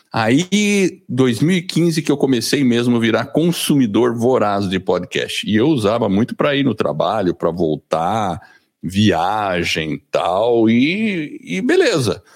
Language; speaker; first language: Portuguese; early bilingual, other home language; English